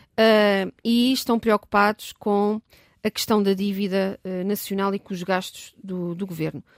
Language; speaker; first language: Portuguese; native; Portuguese